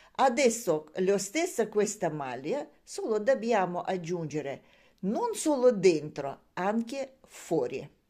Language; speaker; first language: Italian; non-native, learner; Russian